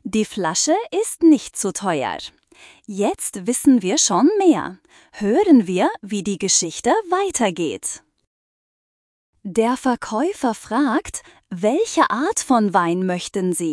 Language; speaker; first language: German; non-native, fluent; Turkish